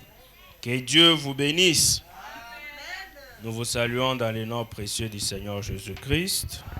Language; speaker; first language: French; non-native, local second language; Swahili